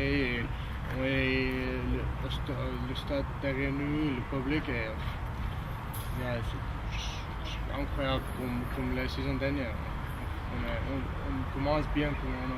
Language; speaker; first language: French; non-native, learner; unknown